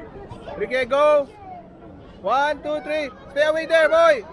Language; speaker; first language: English; non-native, local second language; Filipino